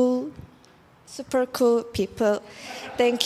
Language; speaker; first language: English; non-native, learner; Korean